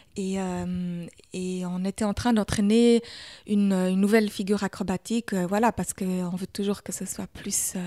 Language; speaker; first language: French; early bilingual, other home language; German